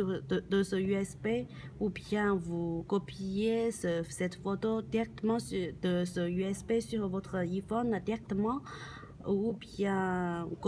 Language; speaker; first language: French; non-native, learner; Chinese